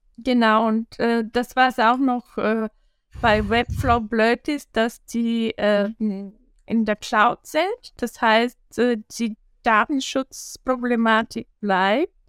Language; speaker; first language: German; non-native, fluent; Bulgarian